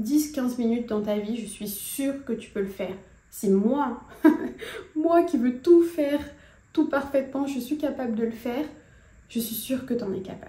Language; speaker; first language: French; native; French